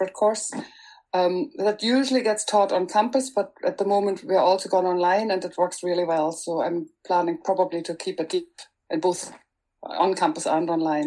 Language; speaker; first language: English; non-native, fluent; German